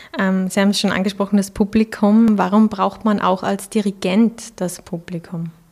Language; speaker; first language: German; native; German